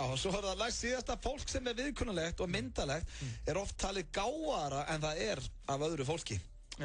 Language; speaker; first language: Icelandic; native; Icelandic